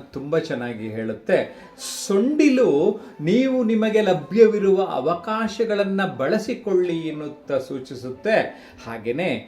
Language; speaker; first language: Kannada; native; Kannada